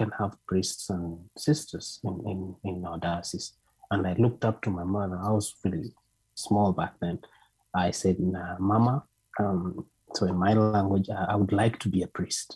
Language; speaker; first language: English; non-native, local second language; Luyia